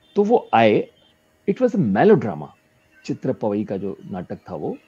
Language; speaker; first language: Hindi; native; Hindi